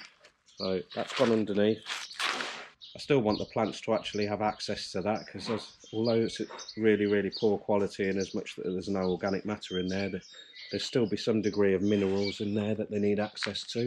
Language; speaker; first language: English; native; English